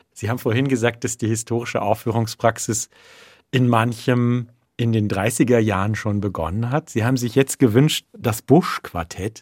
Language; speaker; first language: German; native; German